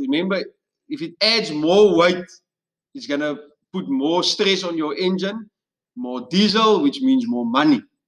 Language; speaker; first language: English; non-native, local second language; Afrikaans